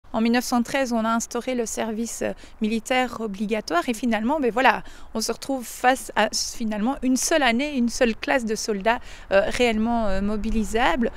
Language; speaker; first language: French; native; French